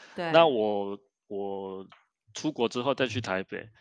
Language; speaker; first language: Chinese; non-native, local second language; Min Nan Chinese